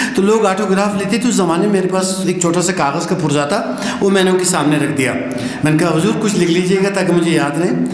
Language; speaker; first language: Urdu; non-native, local second language; Brahui